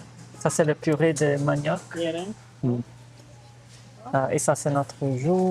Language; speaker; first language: French; non-native, fluent; Portuguese